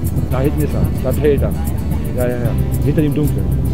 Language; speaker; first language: German; native; German